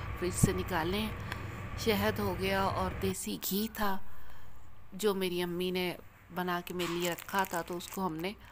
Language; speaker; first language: Urdu; native; Urdu